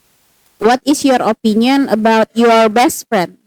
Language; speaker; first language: English; non-native, fluent; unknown